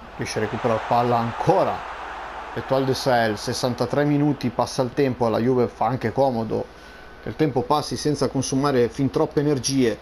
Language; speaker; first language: Italian; native; Italian